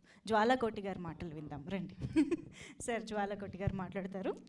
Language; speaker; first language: Telugu; native; Telugu